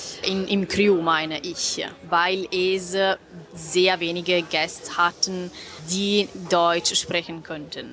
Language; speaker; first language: German; non-native, fluent; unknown